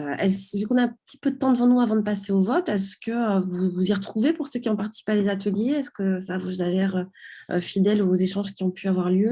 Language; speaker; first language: French; native; French